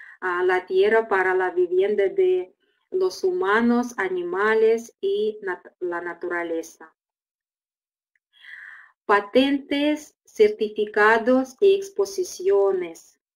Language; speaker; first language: Spanish; non-native, fluent; Russian